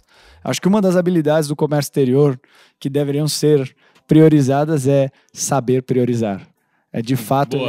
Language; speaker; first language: Portuguese; native; Portuguese